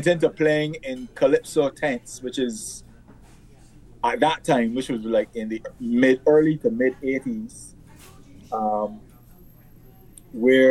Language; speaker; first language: English; native; English